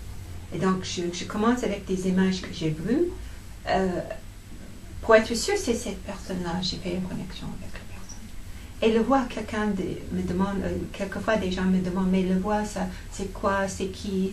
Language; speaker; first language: French; non-native, fluent; English